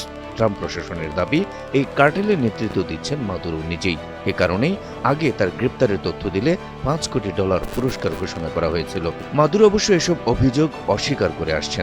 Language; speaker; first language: Bangla; native; Bangla